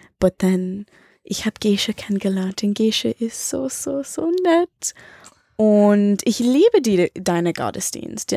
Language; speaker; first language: German; non-native, learner; English